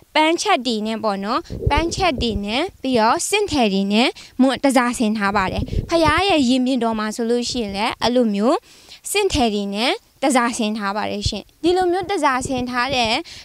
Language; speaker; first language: Burmese; native; Burmese